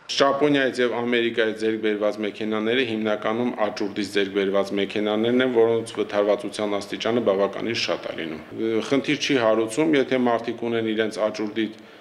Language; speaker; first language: Armenian; native; Armenian